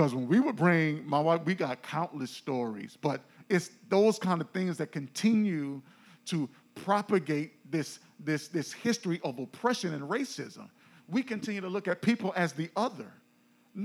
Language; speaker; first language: English; native; English